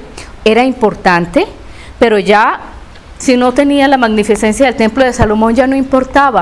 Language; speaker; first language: Spanish; native; Spanish